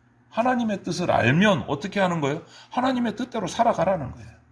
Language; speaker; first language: Korean; native; Korean